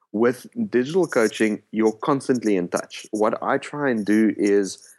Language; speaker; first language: English; non-native, local second language; Afrikaans